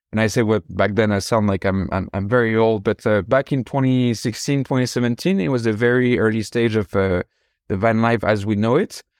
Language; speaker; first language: English; non-native, fluent; French